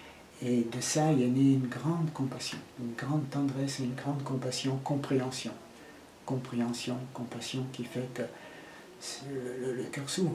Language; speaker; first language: French; native; French